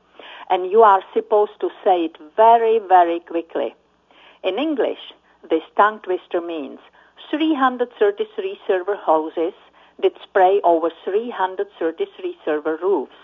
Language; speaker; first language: English; non-native, fluent; Czech